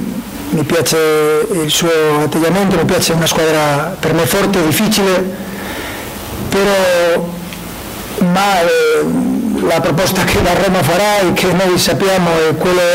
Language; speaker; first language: Italian; non-native, learner; Spanish